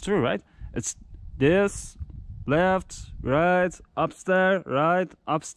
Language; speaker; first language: English; non-native, learner; Turkish